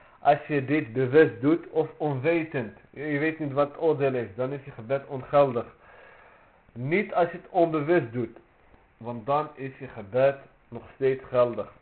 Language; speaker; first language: Dutch; early bilingual, other home language; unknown